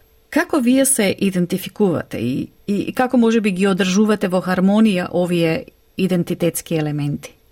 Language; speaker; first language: Macedonian; native; Macedonian